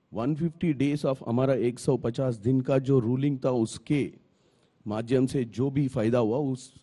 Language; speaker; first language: Hindi; non-native, local second language; Telugu